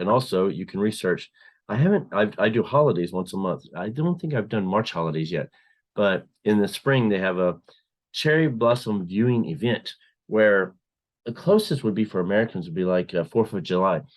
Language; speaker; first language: English; non-native, fluent; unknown